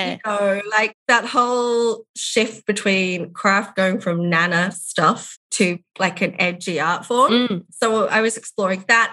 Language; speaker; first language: English; native; English